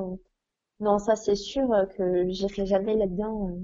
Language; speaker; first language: French; native; French